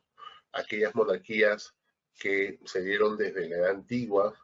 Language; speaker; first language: Spanish; native; Spanish